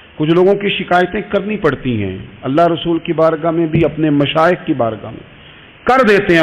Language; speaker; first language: Urdu; non-native, local second language; Punjabi